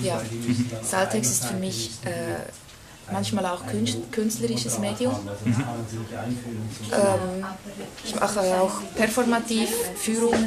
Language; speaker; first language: German; non-native, fluent; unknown